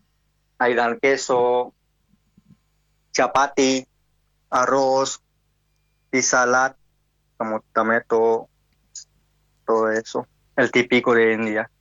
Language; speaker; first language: Spanish; non-native, learner; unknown